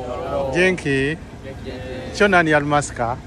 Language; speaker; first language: Japanese; non-native, learner; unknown